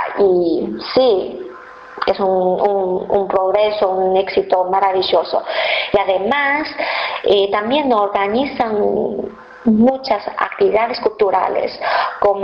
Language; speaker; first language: Spanish; non-native, fluent; Chinese